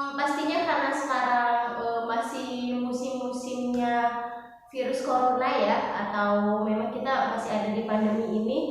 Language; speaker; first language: Indonesian; native; Indonesian